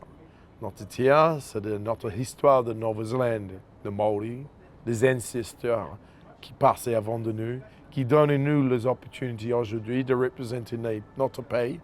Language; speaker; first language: French; non-native, fluent; English